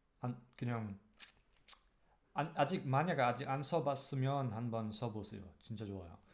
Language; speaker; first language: Korean; non-native, learner; German